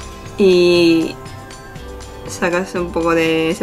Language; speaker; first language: Spanish; non-native, fluent; Japanese